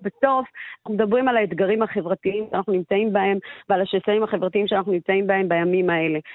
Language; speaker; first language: Hebrew; early bilingual, other home language; Amharic